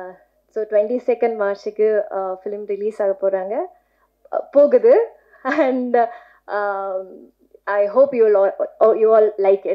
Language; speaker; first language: Tamil; non-native, learner; Malayalam